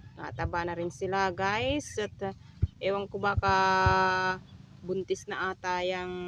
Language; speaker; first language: Filipino; non-native, local second language; Cebuano